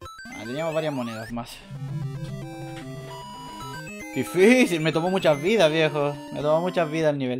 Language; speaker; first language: Spanish; native; Spanish